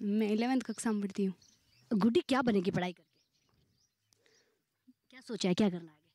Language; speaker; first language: Hindi; native; Hindi